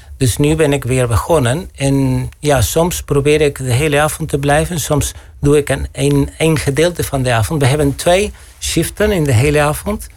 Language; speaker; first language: Dutch; non-native, fluent; Spanish